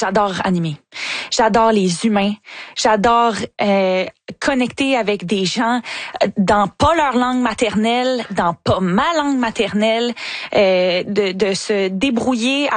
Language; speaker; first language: French; native; French